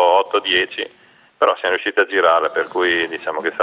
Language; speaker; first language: Italian; native; Italian